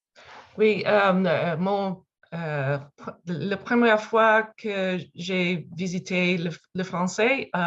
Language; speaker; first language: French; non-native, learner; English